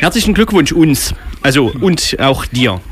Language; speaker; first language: German; native; German